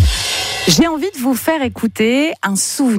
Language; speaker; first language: French; native; French